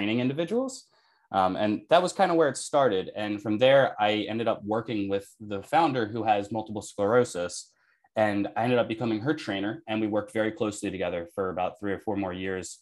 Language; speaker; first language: English; native; English